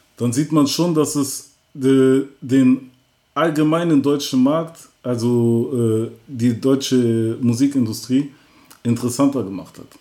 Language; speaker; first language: German; early bilingual, other home language; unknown